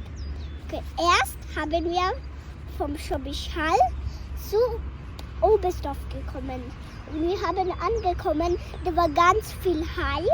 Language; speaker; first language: German; early bilingual, other home language; Kannada